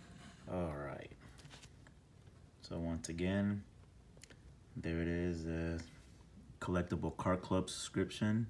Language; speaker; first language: English; native; English